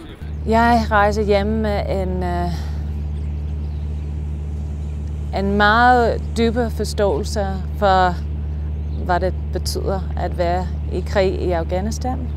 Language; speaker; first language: Danish; non-native, fluent; English